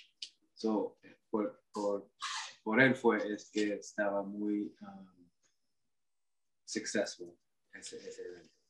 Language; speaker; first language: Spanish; early bilingual, heritage; Spanish